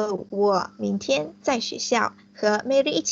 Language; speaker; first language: Chinese; non-native, fluent; Malay